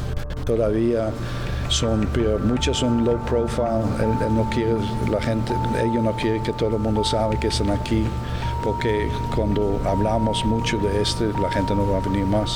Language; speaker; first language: Spanish; non-native, learner; Dutch